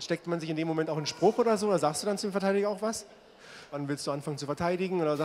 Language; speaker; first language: German; native; German